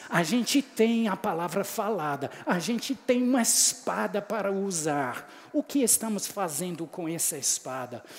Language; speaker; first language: Portuguese; non-native, fluent; English